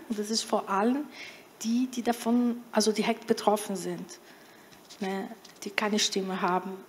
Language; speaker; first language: German; non-native, fluent; Portuguese